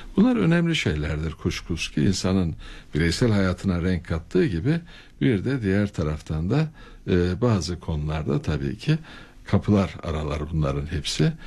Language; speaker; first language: Turkish; native; Turkish